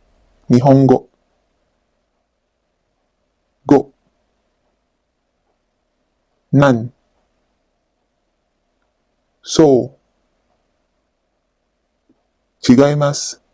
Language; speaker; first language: Japanese; non-native, learner; Filipino